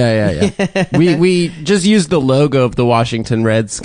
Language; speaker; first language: English; native; English